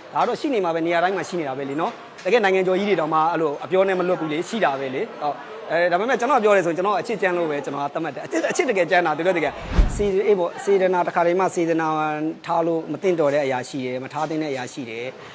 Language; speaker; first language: Burmese; non-native, local second language; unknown